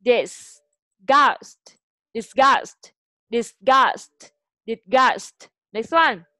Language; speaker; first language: English; non-native, fluent; Vietnamese